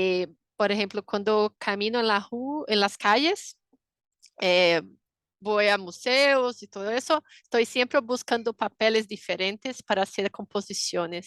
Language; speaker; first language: Spanish; non-native, fluent; Portuguese